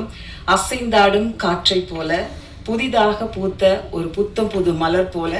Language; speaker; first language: Tamil; native; Tamil